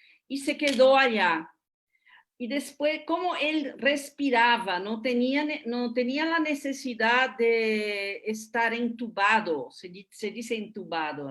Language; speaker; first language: Spanish; non-native, fluent; Portuguese